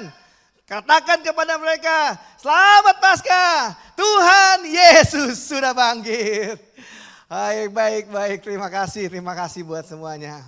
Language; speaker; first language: Indonesian; native; Indonesian